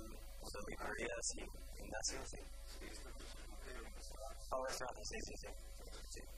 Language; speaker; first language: Spanish; non-native, fluent; English